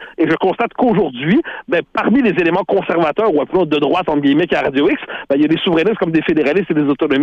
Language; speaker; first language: French; native; French